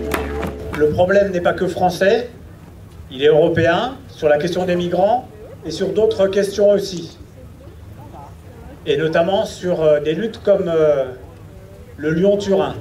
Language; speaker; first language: French; native; French